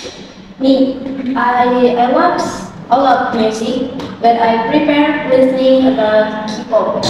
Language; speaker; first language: English; non-native, learner; Indonesian